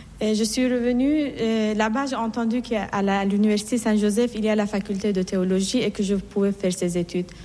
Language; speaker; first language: French; non-native, fluent; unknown